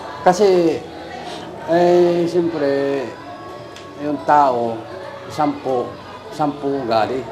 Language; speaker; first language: Filipino; non-native, learner; Japanese